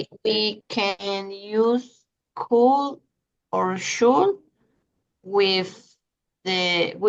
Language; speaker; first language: English; non-native, learner; Spanish